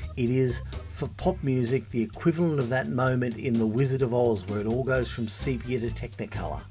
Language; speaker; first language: English; native; English